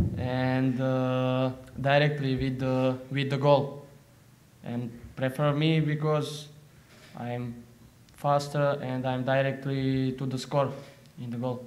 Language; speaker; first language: English; non-native, learner; Slovak